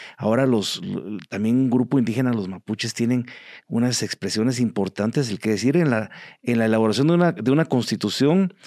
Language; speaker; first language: Spanish; native; Spanish